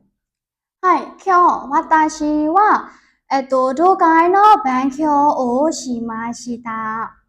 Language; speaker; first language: Japanese; non-native, learner; Burmese